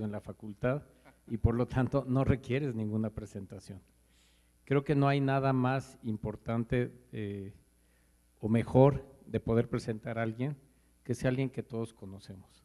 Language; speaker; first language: Spanish; native; Spanish